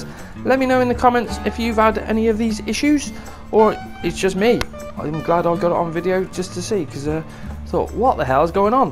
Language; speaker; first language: English; native; English